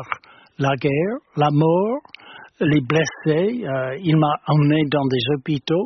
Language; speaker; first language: French; non-native, fluent; English